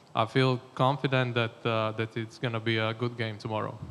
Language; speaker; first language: English; non-native, fluent; Latvian